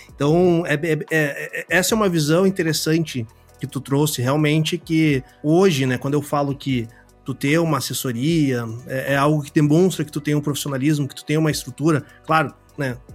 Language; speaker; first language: Portuguese; native; Portuguese